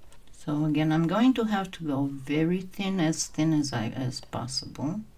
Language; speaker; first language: English; non-native, fluent; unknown